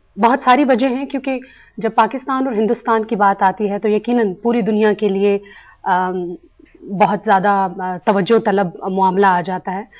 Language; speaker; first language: Urdu; native; Urdu